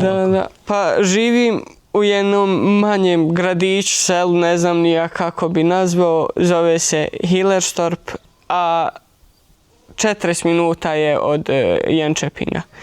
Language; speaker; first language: Bosnian; early bilingual, heritage; Bosnian